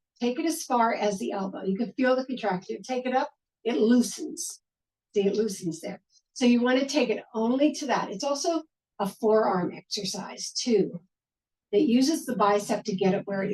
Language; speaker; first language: English; native; English